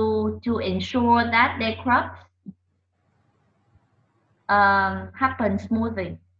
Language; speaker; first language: English; non-native, learner; Vietnamese